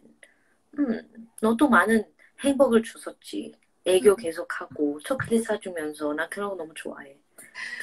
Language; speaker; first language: Korean; non-native, fluent; English